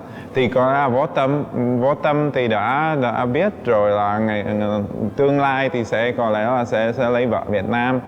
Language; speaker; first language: Vietnamese; non-native, fluent; Czech